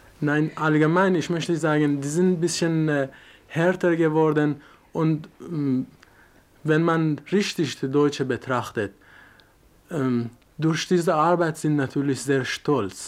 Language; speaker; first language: German; non-native, fluent; Persian